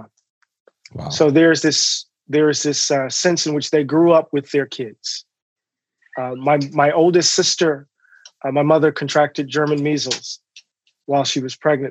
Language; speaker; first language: English; native; English